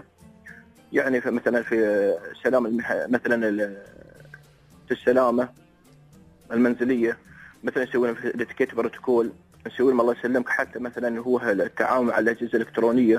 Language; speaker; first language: Arabic; native; Arabic